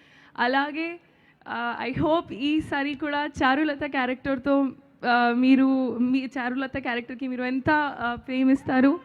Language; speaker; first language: Telugu; non-native, learner; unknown